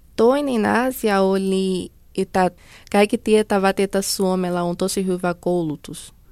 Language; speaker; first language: Finnish; non-native, learner; Portuguese